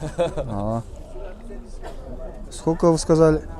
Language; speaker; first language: Russian; non-native, local second language; Kyrgyz